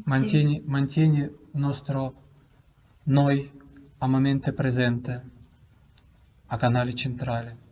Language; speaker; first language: Italian; non-native, learner; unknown